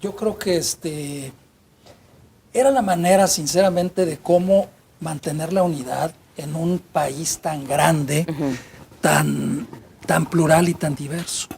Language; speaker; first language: Spanish; native; Spanish